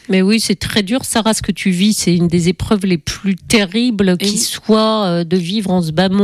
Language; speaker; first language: French; native; French